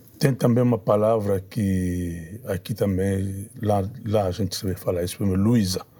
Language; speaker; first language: Portuguese; non-native, fluent; Kongo